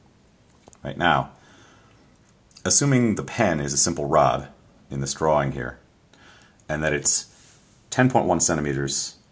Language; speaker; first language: English; native; English